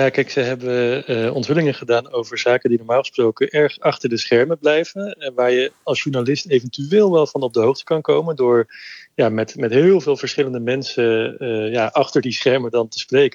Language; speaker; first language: Dutch; native; Dutch